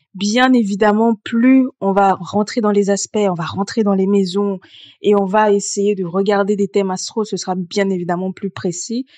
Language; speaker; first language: French; early bilingual, other home language; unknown